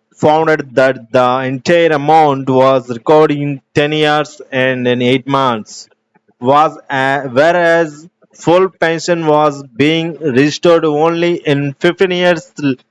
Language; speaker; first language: English; non-native, local second language; Telugu